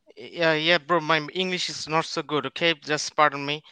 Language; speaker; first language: English; non-native, local second language; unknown